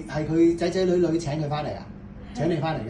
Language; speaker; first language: Cantonese; native; Cantonese